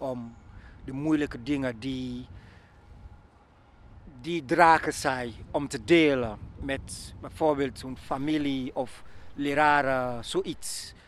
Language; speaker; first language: Dutch; non-native, learner; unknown